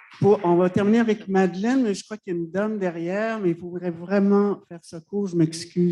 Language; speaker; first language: French; native; French